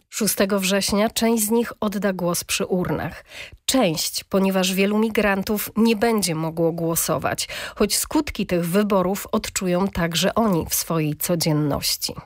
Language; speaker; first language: Polish; non-native, fluent; Georgian